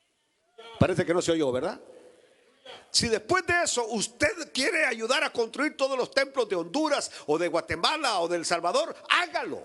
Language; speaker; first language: Spanish; native; Spanish